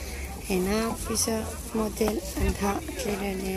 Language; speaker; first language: French; non-native, fluent; Arabic